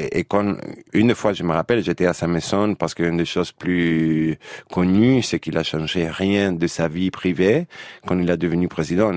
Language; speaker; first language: French; non-native, fluent; Spanish